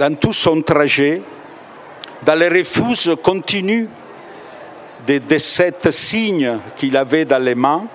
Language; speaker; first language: French; non-native, fluent; Italian